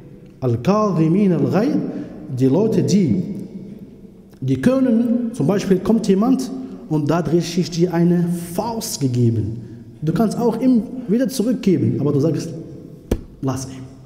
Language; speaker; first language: German; non-native, fluent; Arabic